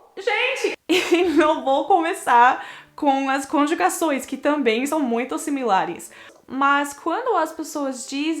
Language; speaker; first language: Portuguese; non-native, fluent; English